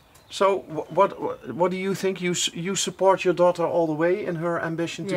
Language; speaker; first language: English; non-native, fluent; Dutch